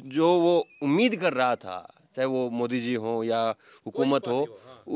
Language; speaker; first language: Hindi; native; Hindi